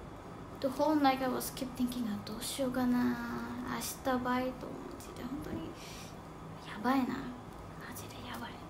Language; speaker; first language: Japanese; non-native, fluent; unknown